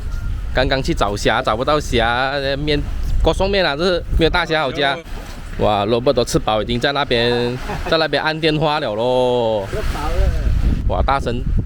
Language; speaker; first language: Chinese; native; Chinese